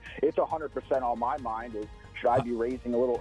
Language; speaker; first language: English; native; English